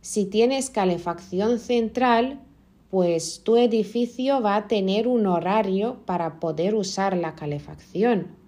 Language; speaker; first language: Spanish; non-native, fluent; Lithuanian